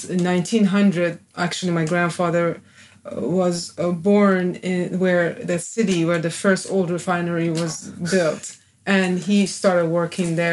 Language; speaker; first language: English; non-native, fluent; Persian